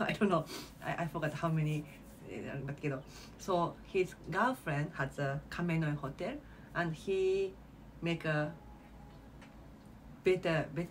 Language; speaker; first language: English; non-native, learner; Japanese